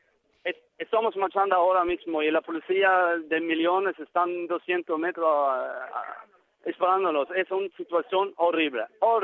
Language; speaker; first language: Spanish; non-native, learner; Norwegian